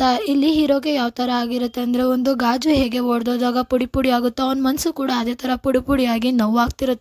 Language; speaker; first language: Kannada; native; Kannada